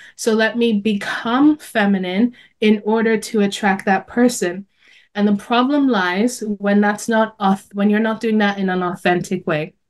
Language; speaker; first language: English; native; English